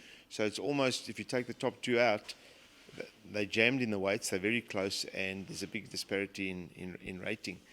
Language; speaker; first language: English; native; English